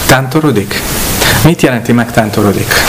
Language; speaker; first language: Hungarian; non-native, fluent; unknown